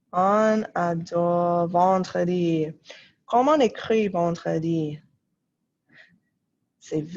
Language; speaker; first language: French; non-native, fluent; English